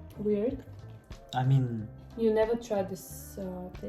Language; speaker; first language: English; non-native, learner; Ukrainian